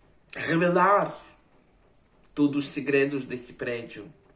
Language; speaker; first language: Portuguese; non-native, fluent; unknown